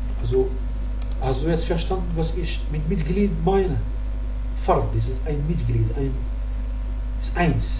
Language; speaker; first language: German; non-native, learner; Arabic